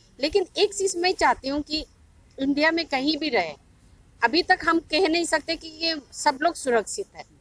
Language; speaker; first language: Hindi; non-native, local second language; Manipuri